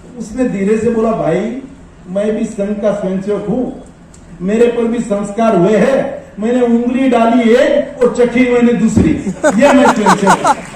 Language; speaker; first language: Hindi; non-native, local second language; Marwari